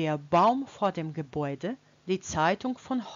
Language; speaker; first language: German; non-native, fluent; Russian